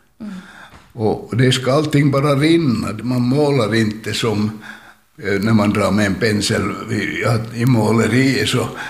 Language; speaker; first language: Swedish; native; Swedish